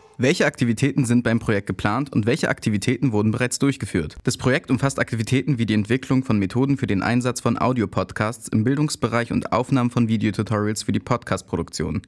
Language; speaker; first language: German; native; German